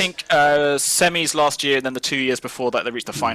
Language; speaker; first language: English; native; English